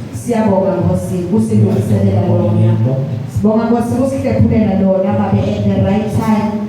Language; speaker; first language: Zulu; non-native, local second language; Swati